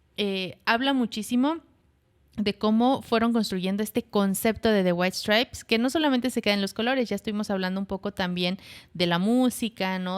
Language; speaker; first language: Spanish; native; Spanish